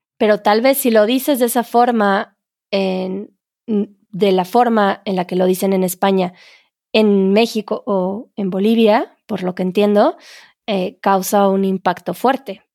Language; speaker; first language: Spanish; native; Spanish